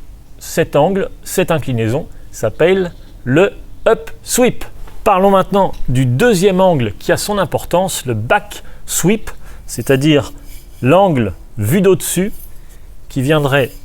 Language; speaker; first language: French; native; French